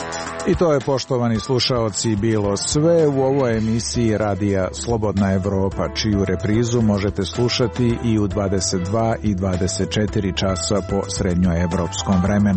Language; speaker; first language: Serbian; native; Serbian